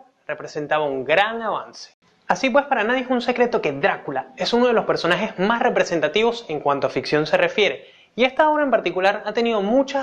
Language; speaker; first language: Spanish; native; Spanish